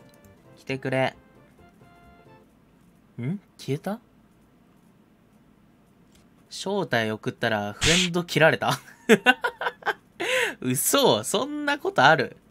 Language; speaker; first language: Japanese; native; Japanese